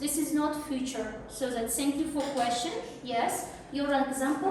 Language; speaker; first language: English; non-native, fluent; Uzbek